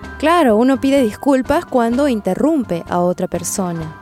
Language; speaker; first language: Spanish; native; Spanish